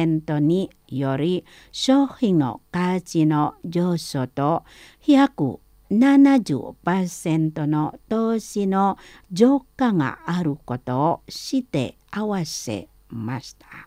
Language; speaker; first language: Japanese; non-native, fluent; Indonesian